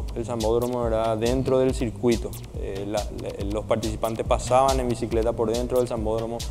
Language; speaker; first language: Spanish; native; Spanish